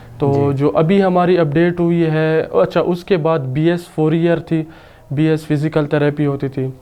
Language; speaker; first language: Urdu; non-native, local second language; Saraiki